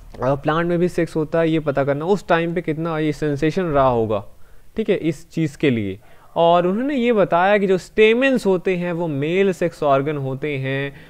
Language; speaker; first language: Hindi; native; Hindi